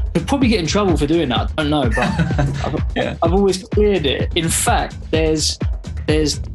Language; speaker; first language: English; native; English